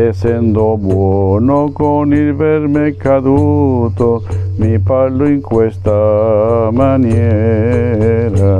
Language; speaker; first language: Italian; non-native, learner; Spanish